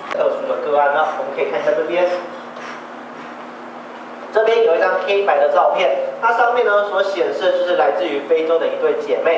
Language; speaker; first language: Chinese; native; Chinese